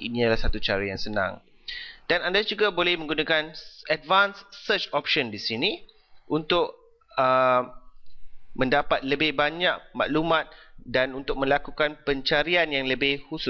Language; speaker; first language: Malay; native; Malay